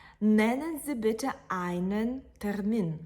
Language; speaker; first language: German; non-native, fluent; Ukrainian